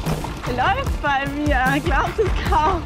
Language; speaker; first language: German; native; German